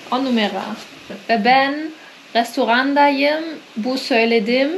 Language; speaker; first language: Turkish; non-native, learner; German